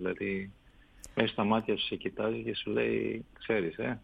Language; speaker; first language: Greek; non-native, fluent; Armenian